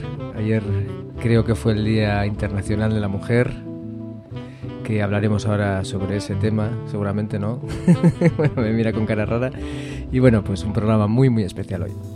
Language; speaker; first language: Spanish; native; Spanish